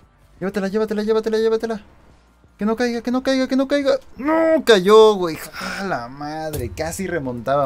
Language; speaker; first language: Spanish; native; Spanish